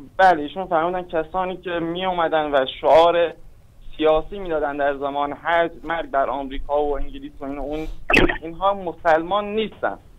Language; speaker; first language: Persian; native; Persian